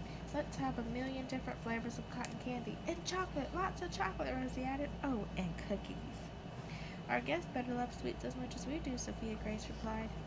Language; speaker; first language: English; native; English